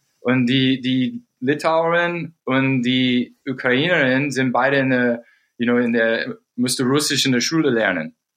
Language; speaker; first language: German; non-native, fluent; English